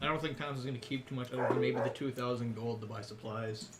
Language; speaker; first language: English; native; English